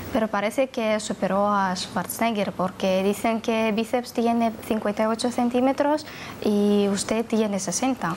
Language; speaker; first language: Spanish; non-native, fluent; Russian